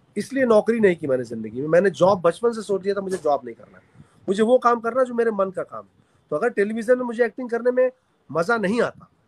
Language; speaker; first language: Hindi; native; Hindi